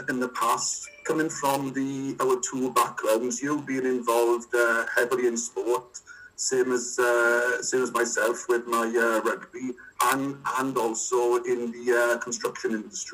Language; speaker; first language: English; native; English